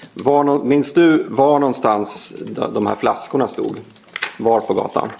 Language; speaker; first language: Swedish; native; Swedish